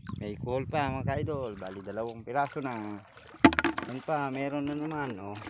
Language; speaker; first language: Filipino; non-native, local second language; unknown